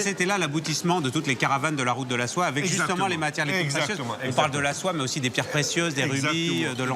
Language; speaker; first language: French; native; French